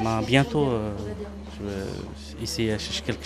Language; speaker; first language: French; non-native, learner; English